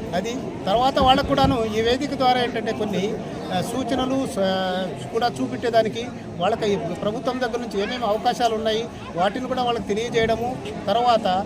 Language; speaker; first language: Telugu; non-native, local second language; Lambadi